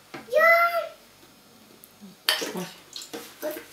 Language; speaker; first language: Russian; early bilingual, heritage; Russian